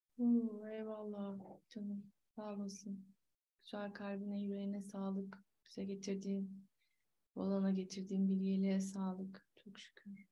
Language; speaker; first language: Turkish; native; Turkish